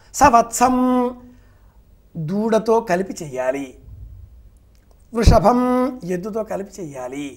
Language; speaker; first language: Telugu; native; Telugu